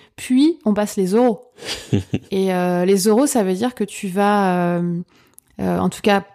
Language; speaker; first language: French; native; French